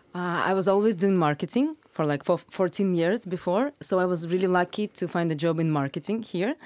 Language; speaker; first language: English; non-native, fluent; Russian